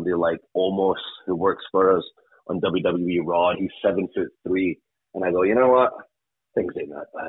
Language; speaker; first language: English; native; English